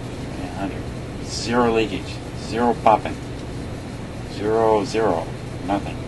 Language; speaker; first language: English; native; English